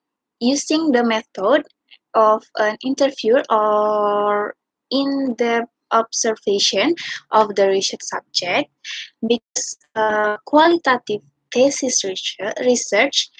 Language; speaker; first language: English; non-native, learner; Indonesian